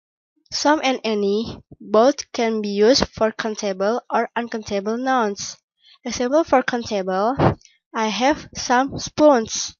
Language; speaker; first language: English; non-native, learner; Indonesian